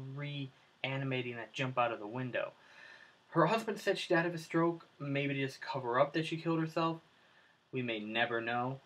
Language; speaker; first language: English; native; English